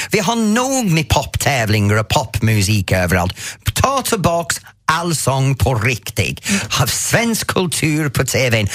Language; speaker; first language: Swedish; non-native, fluent; English